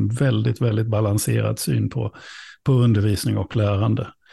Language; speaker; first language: Swedish; native; Swedish